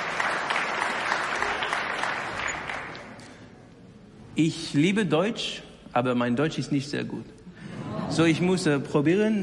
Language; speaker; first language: German; non-native, learner; English